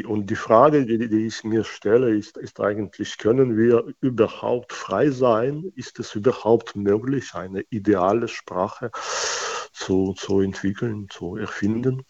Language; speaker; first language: German; non-native, fluent; Russian